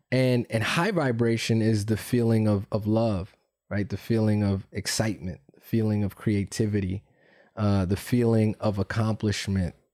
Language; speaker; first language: English; early bilingual, other home language; Spanish